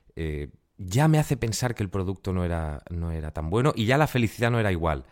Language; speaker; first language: Spanish; native; Spanish